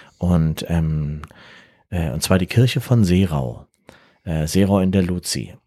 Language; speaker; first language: German; native; German